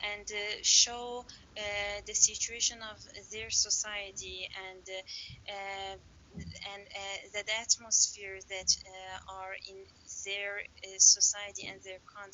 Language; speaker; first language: English; non-native, learner; Persian